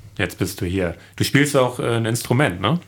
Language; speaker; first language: German; native; German